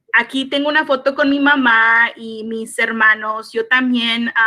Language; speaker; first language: Spanish; early bilingual, other home language; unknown